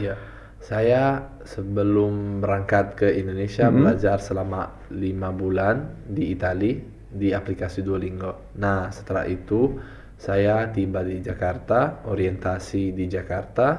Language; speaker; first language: Indonesian; non-native, fluent; Italian